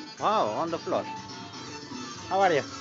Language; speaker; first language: English; non-native, learner; Turkish